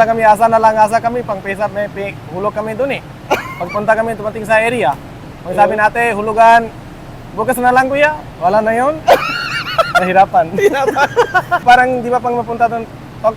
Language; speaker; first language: Filipino; non-native, learner; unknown